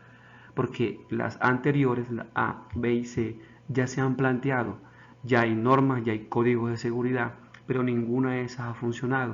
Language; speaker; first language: Spanish; native; Spanish